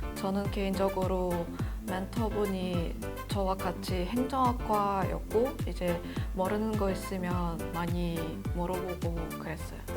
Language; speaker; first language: Korean; non-native, fluent; Russian